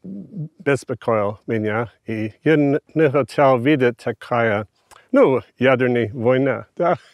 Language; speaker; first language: Russian; non-native, fluent; English